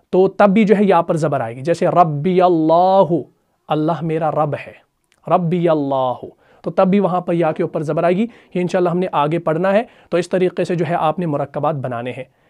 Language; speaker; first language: Urdu; non-native, local second language; Punjabi